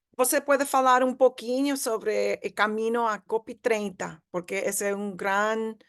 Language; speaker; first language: Portuguese; non-native, learner; English